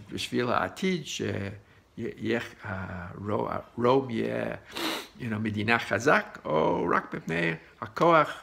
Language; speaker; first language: Hebrew; non-native, fluent; English